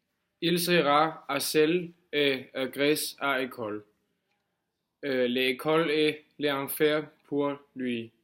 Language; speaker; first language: French; non-native, learner; Danish